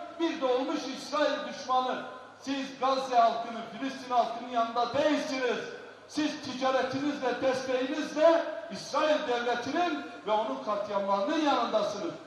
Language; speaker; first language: Turkish; non-native, local second language; Kurdish